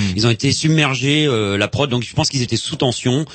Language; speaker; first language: French; native; French